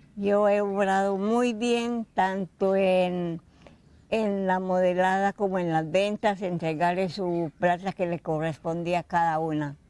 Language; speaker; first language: Spanish; native; Spanish